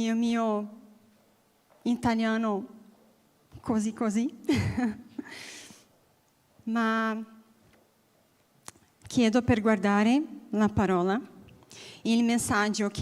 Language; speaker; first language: Italian; non-native, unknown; Portuguese